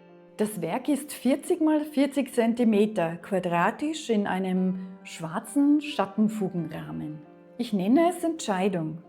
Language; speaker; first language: German; native; German